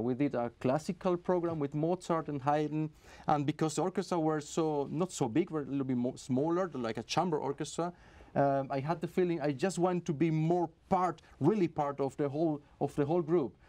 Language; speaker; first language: English; non-native, fluent; Spanish